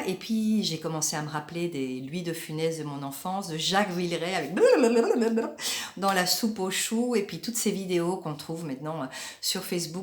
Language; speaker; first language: French; native; French